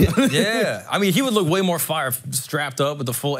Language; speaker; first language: English; native; English